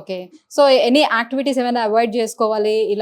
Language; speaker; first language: Telugu; native; Telugu